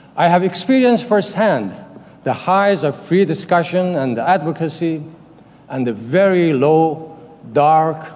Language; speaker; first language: English; non-native, fluent; Persian